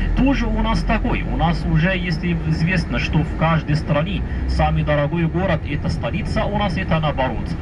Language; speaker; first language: Russian; non-native, fluent; Arabic